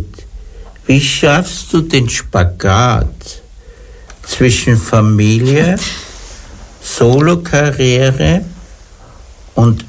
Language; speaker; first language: German; native; German